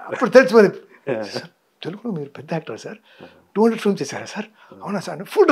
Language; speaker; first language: Telugu; non-native, fluent; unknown